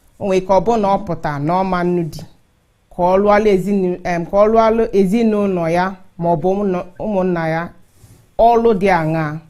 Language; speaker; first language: Igbo; native; Igbo